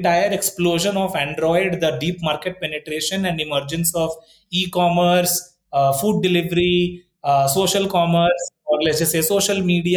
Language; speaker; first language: English; non-native, local second language; Hindi